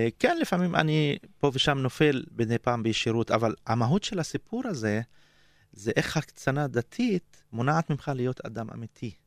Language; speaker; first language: Hebrew; non-native, local second language; Arabic